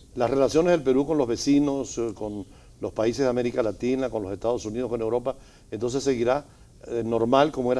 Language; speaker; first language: Spanish; native; Spanish